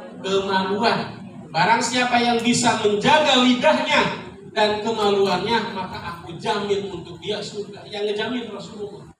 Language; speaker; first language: Indonesian; non-native, local second language; Sundanese